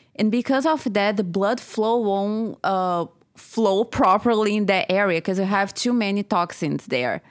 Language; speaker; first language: English; non-native, fluent; Portuguese